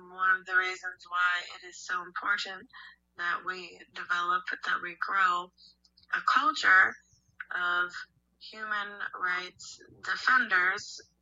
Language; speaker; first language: English; native; English